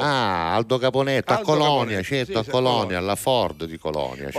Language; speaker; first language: Italian; native; Italian